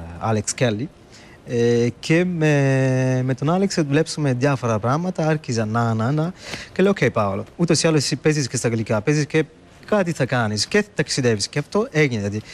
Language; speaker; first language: Greek; non-native, learner; Italian